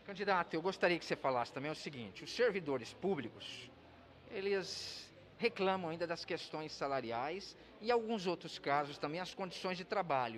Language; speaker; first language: Portuguese; native; Portuguese